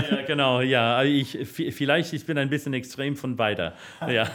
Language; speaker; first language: German; non-native, fluent; English